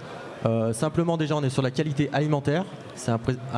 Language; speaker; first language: French; native; French